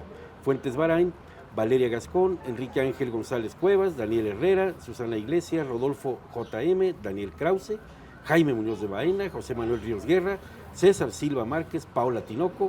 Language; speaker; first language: Spanish; native; Spanish